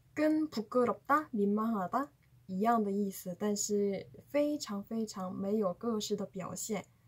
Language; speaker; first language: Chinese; non-native, fluent; Korean